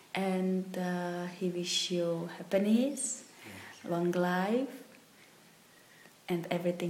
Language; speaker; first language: English; non-native, fluent; Slovak